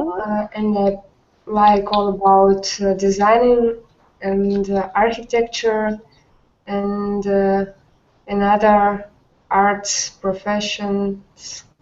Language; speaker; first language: English; non-native, learner; Russian